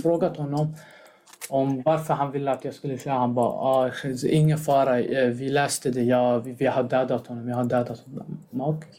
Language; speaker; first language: Swedish; non-native, fluent; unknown